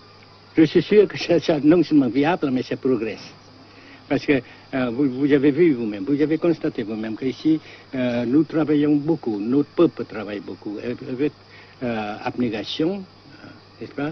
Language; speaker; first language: French; non-native, local second language; Vietnamese